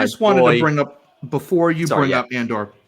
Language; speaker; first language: English; native; English